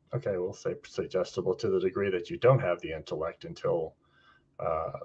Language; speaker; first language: English; native; English